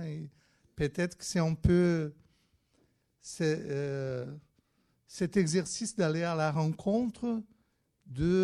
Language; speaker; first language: French; non-native, fluent; Portuguese